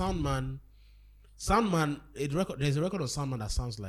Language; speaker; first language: English; non-native, local second language; Yoruba